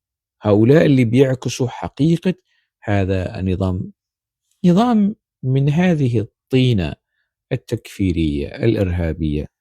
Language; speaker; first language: Arabic; non-native, local second language; Kurdish